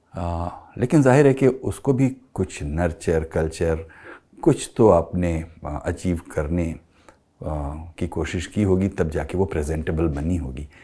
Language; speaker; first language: Hindi; native; Hindi